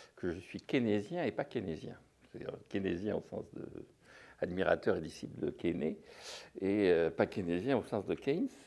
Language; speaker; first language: French; native; French